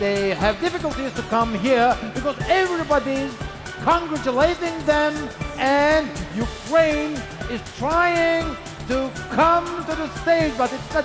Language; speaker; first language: English; non-native, fluent; Turkish